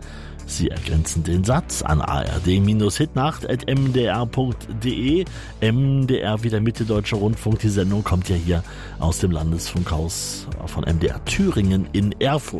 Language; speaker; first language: German; native; German